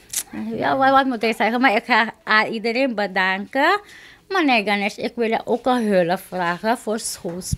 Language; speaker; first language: Dutch; non-native, local second language; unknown